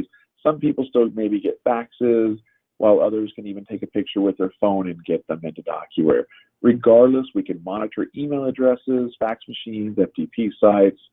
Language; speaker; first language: English; native; English